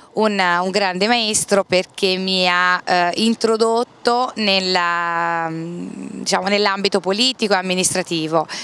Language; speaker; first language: Italian; native; Italian